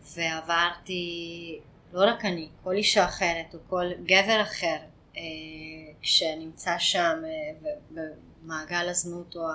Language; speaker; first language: Hebrew; non-native, fluent; Hungarian